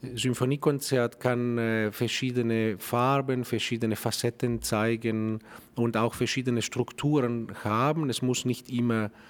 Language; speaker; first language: German; non-native, fluent; Greek